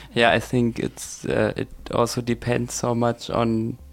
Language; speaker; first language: English; non-native, fluent; German